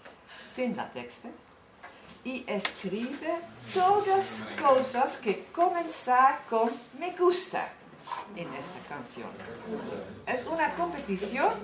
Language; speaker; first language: Spanish; non-native, learner; Dutch